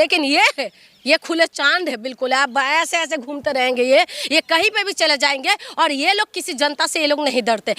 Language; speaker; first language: Hindi; non-native, local second language; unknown